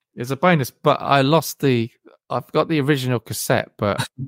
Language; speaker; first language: English; native; English